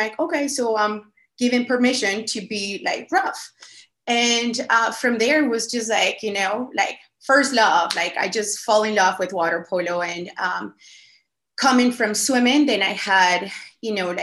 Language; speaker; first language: English; non-native, fluent; Spanish